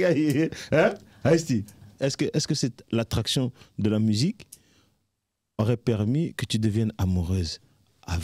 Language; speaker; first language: French; native; French